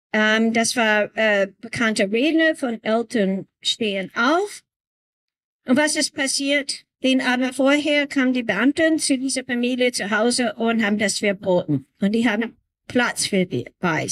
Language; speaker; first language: German; non-native, learner; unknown